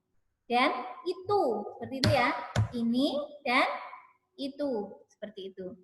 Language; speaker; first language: Indonesian; native; Indonesian